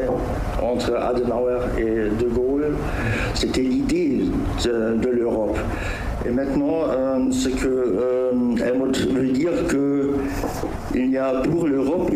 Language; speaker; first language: French; non-native, fluent; German